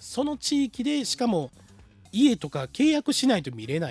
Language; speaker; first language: Japanese; native; Japanese